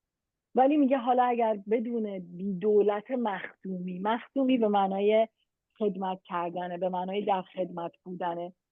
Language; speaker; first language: Persian; native; Persian